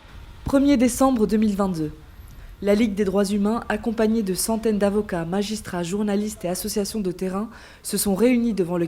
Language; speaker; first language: French; native; French